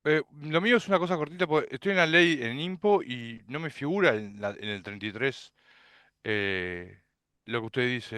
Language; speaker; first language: Spanish; native; Spanish